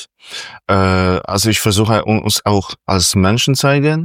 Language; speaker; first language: German; non-native, fluent; Polish